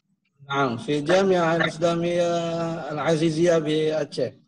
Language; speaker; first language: Arabic; non-native, fluent; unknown